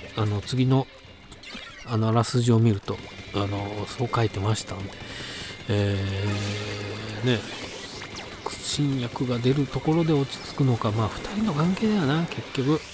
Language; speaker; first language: Japanese; native; Japanese